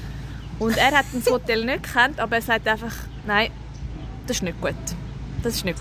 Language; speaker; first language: German; native; German